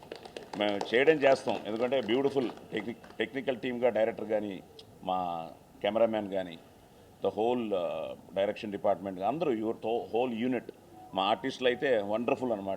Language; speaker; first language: Telugu; native; Telugu